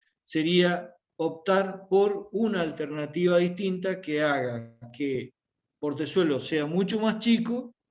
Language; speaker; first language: Spanish; native; Spanish